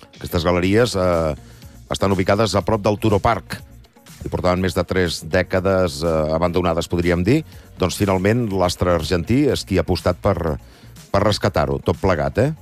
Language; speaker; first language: Catalan; native; Catalan